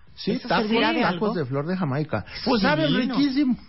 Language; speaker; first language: Spanish; native; Spanish